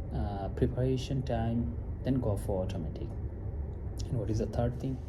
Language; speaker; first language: English; non-native, local second language; Sylheti